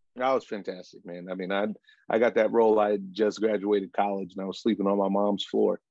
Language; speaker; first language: English; native; English